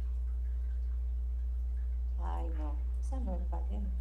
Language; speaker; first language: Spanish; native; Spanish